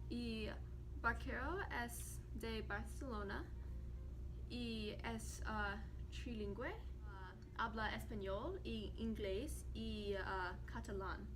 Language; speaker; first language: Spanish; non-native, learner; English